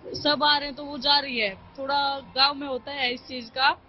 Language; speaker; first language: Hindi; native; Hindi